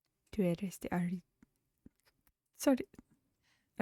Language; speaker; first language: Spanish; non-native, learner; English